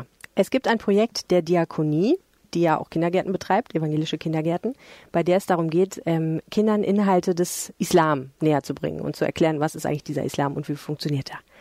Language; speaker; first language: German; native; German